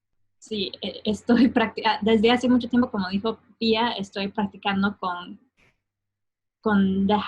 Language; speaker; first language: Spanish; non-native, fluent; English